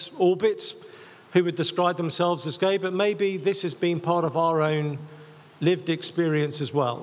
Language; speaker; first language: English; native; English